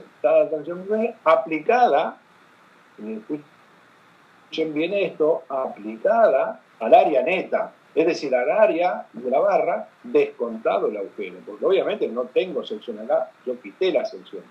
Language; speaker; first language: Spanish; native; Spanish